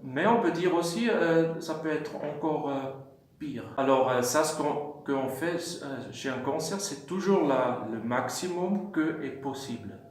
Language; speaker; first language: French; non-native, fluent; German